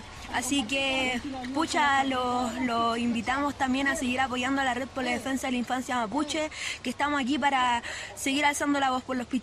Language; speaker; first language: Spanish; native; Spanish